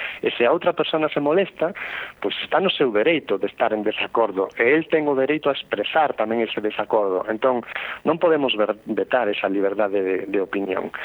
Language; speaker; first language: Galician; non-native, local second language; Spanish